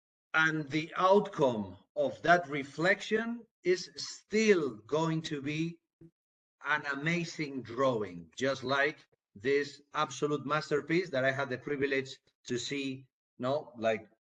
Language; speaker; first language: English; non-native, fluent; Spanish